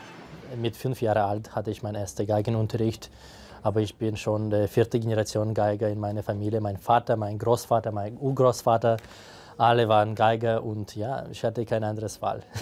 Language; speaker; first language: German; non-native, fluent; Russian